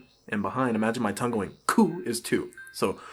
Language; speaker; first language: English; native; English